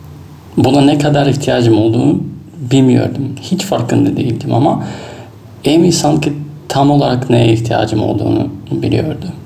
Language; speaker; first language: Turkish; non-native, fluent; Russian